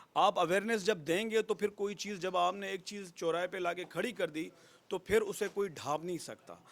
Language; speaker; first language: Urdu; non-native, local second language; Sindhi